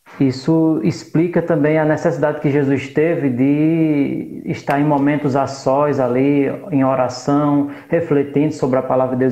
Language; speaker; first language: Portuguese; native; Portuguese